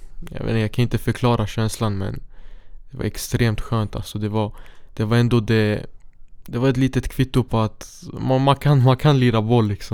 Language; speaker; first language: Swedish; early bilingual, other home language; Syriac